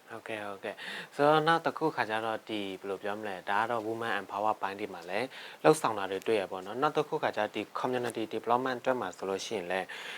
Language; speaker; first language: Burmese; non-native, local second language; Shan